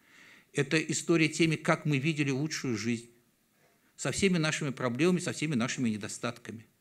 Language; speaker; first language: Russian; native; Russian